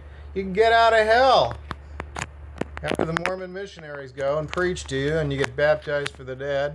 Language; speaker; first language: English; native; English